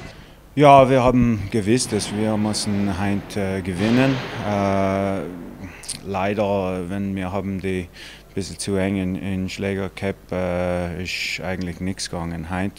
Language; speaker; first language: German; non-native, local second language; Italian